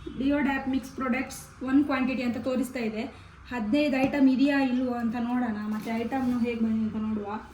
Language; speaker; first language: Kannada; non-native, local second language; Tulu